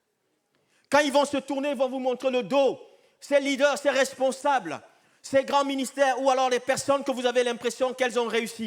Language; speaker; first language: French; native; French